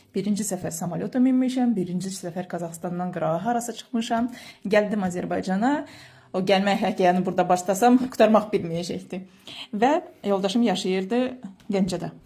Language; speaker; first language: Azerbaijani; non-native, fluent; Russian